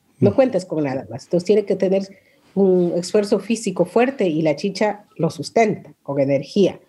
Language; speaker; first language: Spanish; non-native, local second language; Quechua